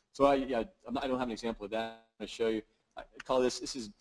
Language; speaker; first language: English; native; English